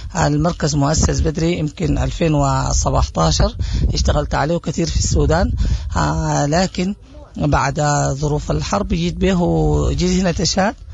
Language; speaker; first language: Arabic; native; Arabic